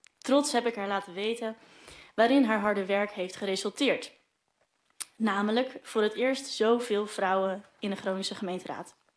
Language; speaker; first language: Dutch; non-native, local second language; Western Frisian